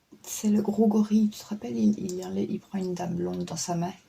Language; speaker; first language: French; native; French